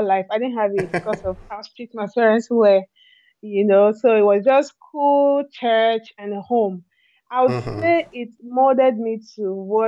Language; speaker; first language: English; non-native, local second language; Igbo